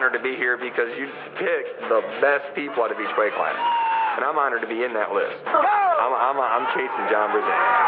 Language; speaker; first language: English; native; English